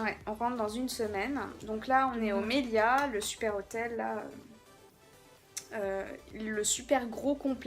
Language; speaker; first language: French; native; French